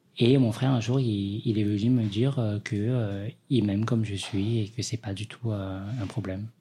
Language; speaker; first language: French; early bilingual, other home language; Vietnamese